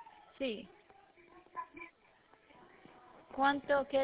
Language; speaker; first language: Spanish; early bilingual, heritage; Spanish